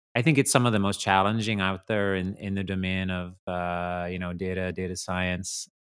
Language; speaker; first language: English; native; English